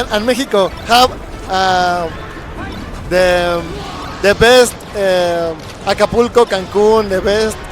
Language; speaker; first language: English; non-native, learner; Spanish